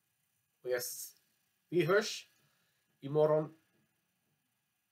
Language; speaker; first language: Swedish; non-native, learner; English